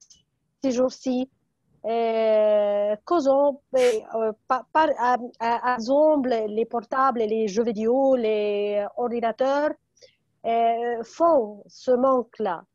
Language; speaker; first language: French; non-native, fluent; Arabic